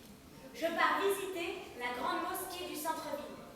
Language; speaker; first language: French; native; French